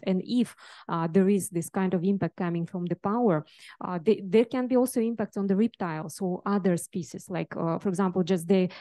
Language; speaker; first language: English; non-native, fluent; Russian